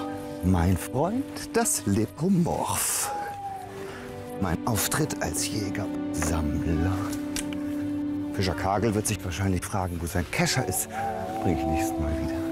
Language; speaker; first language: German; native; German